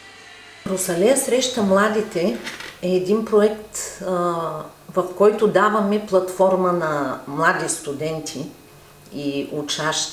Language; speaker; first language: Bulgarian; native; Bulgarian